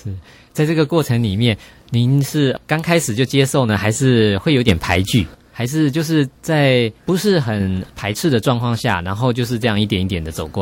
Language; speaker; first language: Chinese; native; Chinese